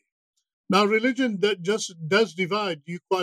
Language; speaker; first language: English; native; English